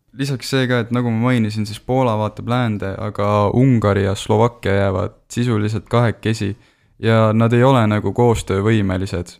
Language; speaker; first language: Estonian; native; Estonian